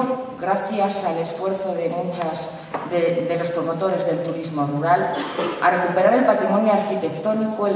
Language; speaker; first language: Spanish; native; Spanish